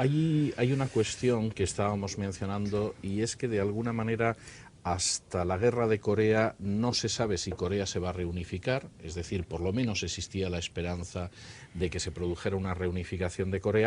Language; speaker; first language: Spanish; native; Spanish